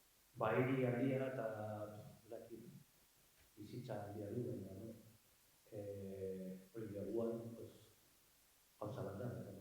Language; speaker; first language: Basque; non-native, local second language; Spanish